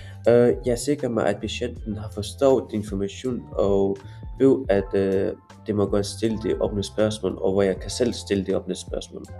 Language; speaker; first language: Danish; non-native, fluent; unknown